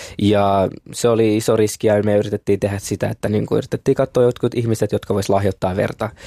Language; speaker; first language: Finnish; early bilingual, other home language; Kinyarwanda